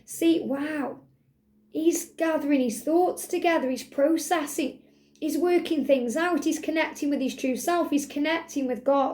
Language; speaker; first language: English; native; English